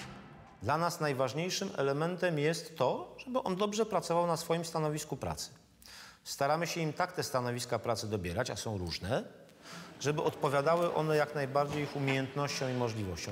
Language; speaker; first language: Polish; native; Polish